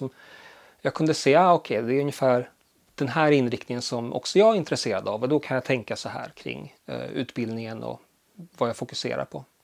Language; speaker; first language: Swedish; early bilingual, other home language; Polish